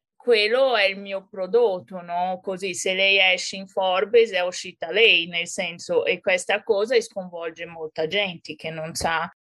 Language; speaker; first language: Italian; non-native, fluent; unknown